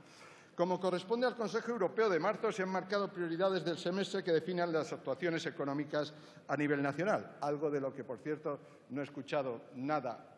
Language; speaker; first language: Spanish; native; Spanish